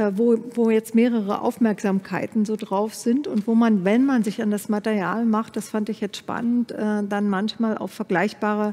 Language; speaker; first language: German; native; German